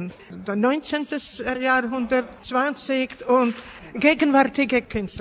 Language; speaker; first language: German; non-native, learner; Czech